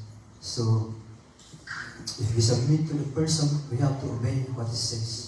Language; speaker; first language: English; non-native, local second language; Filipino